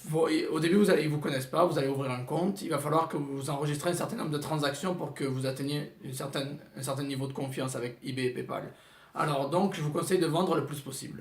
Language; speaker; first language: French; native; French